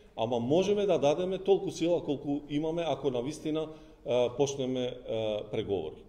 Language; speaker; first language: Macedonian; non-native, local second language; Albanian